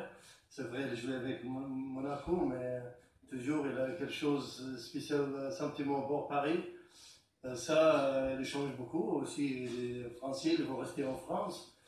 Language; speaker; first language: French; non-native, learner; Arabic